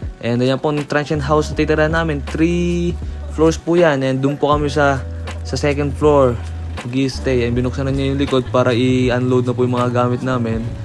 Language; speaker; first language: Filipino; early bilingual, heritage; Filipino